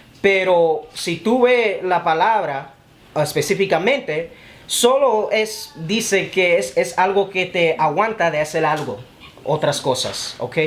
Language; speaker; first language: Spanish; early bilingual, heritage; Spanish